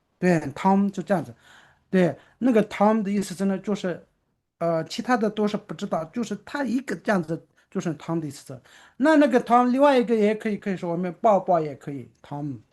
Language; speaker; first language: Chinese; non-native, local second language; Tibetan